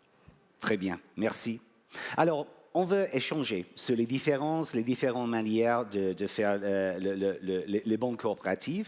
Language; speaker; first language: French; non-native, fluent; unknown